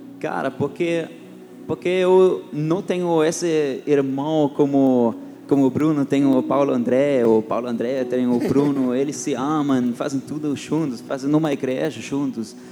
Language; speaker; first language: Portuguese; non-native, fluent; German